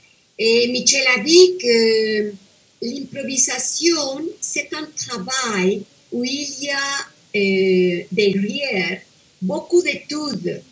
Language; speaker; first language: French; non-native, fluent; Spanish